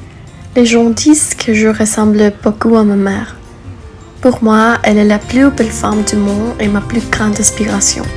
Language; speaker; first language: French; non-native, learner; Spanish